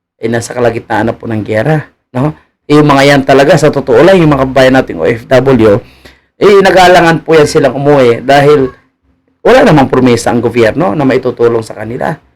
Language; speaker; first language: Filipino; native; Filipino